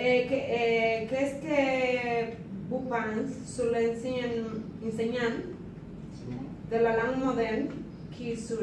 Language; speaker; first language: French; non-native, learner; Spanish